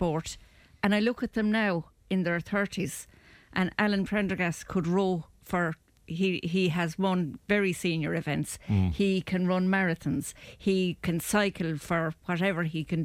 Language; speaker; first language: English; native; English